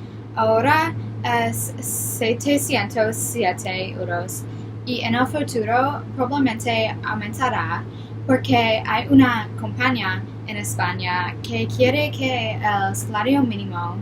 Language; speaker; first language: Spanish; non-native, learner; English